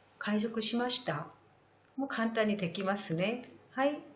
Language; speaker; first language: Japanese; non-native, fluent; Korean